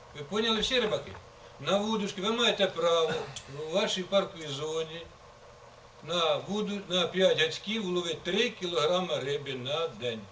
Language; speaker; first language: Ukrainian; native; Ukrainian